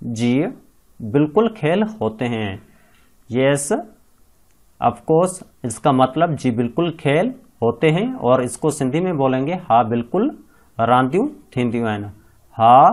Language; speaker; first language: Urdu; non-native, local second language; Sindhi